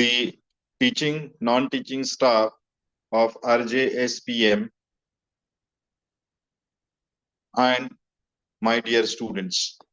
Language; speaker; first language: English; non-native, local second language; Marathi